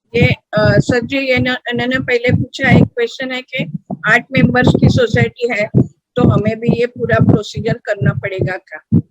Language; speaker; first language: Hindi; non-native, local second language; Marathi